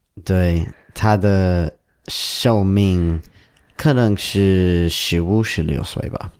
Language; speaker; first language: Chinese; non-native, learner; English